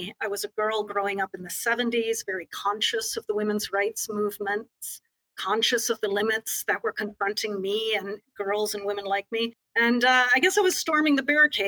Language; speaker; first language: English; native; English